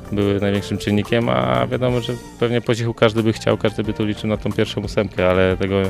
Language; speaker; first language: Polish; native; Polish